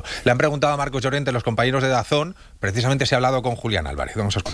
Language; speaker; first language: Spanish; native; Spanish